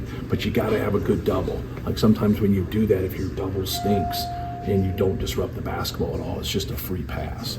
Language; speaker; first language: English; native; English